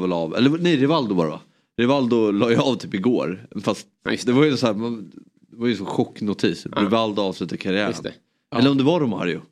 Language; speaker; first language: Swedish; native; Swedish